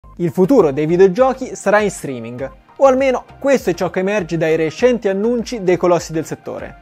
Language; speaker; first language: Italian; native; Italian